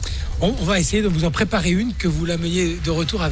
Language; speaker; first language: French; native; French